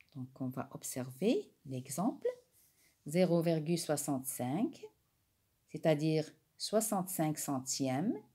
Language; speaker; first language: French; non-native, local second language; Arabic